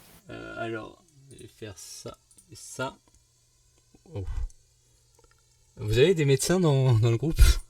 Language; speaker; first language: French; native; French